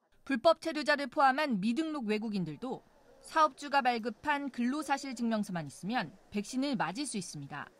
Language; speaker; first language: Korean; native; Korean